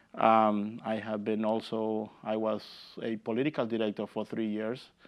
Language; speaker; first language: English; non-native, fluent; Spanish